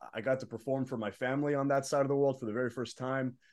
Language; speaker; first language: English; early bilingual, other home language; Arabic